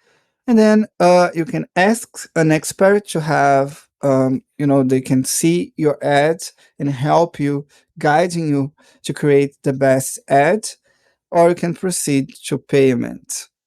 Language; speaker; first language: English; non-native, fluent; Portuguese